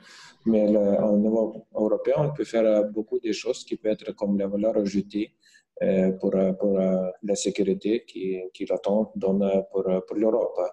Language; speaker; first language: French; non-native, fluent; Lithuanian